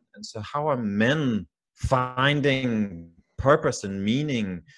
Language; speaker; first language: English; native; English